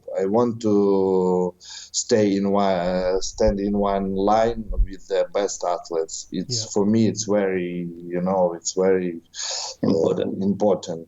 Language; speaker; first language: English; non-native, learner; Ukrainian